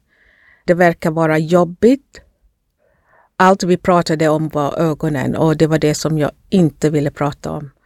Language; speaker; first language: Swedish; non-native, fluent; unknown